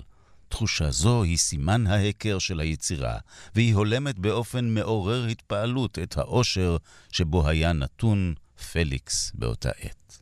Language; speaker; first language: Hebrew; native; Hebrew